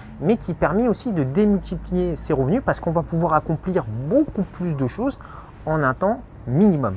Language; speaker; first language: French; native; French